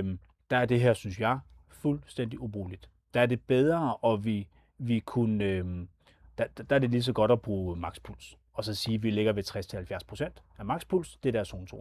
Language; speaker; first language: Danish; native; Danish